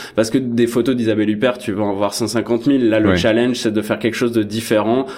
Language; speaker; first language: French; native; French